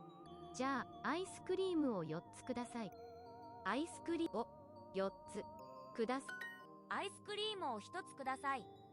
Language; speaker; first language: Japanese; non-native, learner; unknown